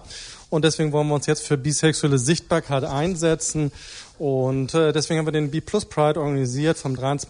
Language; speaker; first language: German; native; German